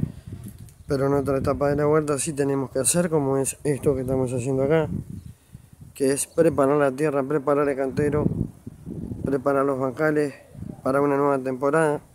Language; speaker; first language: Spanish; native; Spanish